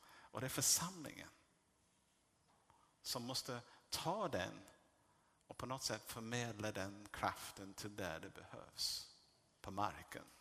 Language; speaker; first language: Swedish; non-native, fluent; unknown